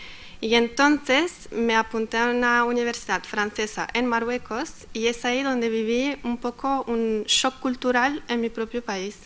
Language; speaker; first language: Spanish; non-native, fluent; Arabic